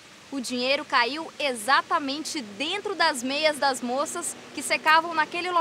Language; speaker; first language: Portuguese; native; Portuguese